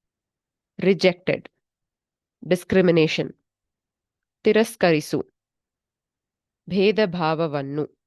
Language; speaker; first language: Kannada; native; Kannada